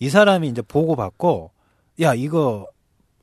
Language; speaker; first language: Korean; native; Korean